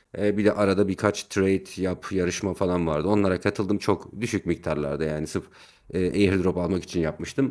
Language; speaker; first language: Turkish; native; Turkish